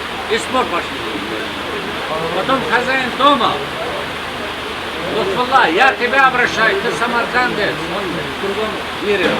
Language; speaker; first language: Russian; non-native, fluent; Azerbaijani